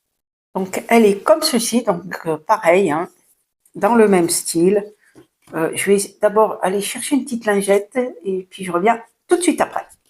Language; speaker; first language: French; native; French